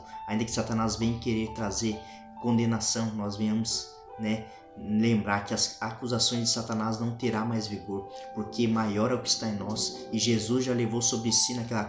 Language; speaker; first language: Portuguese; native; Portuguese